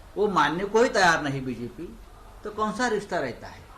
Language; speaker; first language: Hindi; non-native, local second language; Marathi